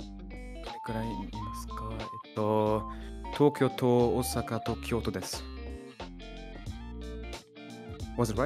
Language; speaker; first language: Japanese; non-native, learner; German